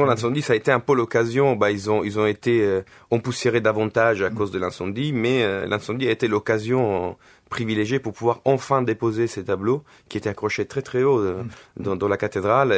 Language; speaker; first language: French; non-native, fluent; Italian